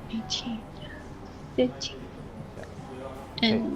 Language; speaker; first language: English; non-native, learner; French